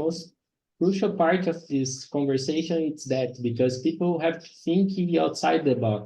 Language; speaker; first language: English; non-native, learner; Portuguese